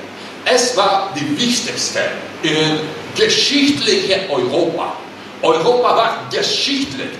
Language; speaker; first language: German; non-native, learner; Russian